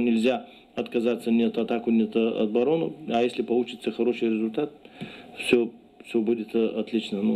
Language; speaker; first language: Russian; non-native, learner; Bulgarian